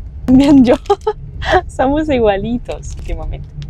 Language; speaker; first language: Spanish; non-native, fluent; Russian